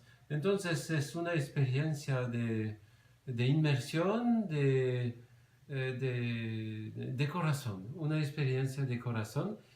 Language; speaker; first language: Spanish; non-native, fluent; French